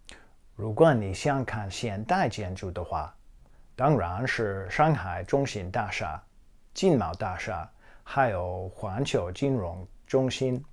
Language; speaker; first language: Chinese; non-native, fluent; English